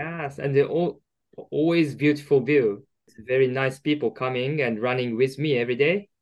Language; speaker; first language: English; non-native, learner; Japanese